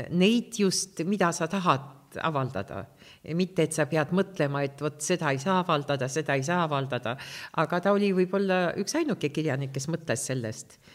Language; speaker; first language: Estonian; non-native, local second language; Russian